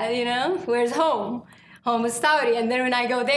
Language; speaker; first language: English; non-native, fluent; Arabic